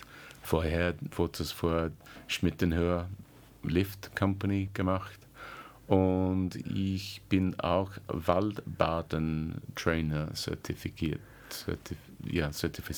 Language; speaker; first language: German; non-native, learner; English